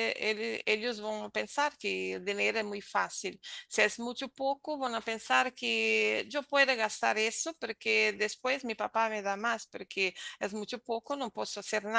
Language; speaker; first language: Spanish; non-native, learner; Portuguese